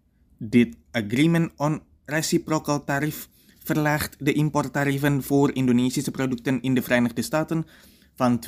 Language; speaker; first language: Dutch; non-native, fluent; Indonesian